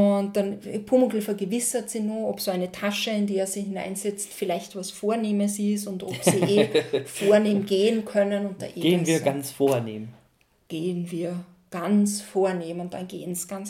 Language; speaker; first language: German; native; German